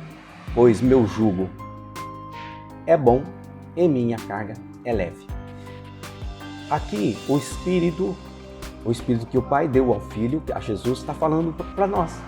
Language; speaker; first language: Portuguese; native; Portuguese